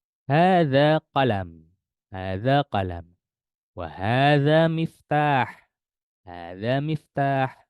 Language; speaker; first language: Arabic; non-native, fluent; Indonesian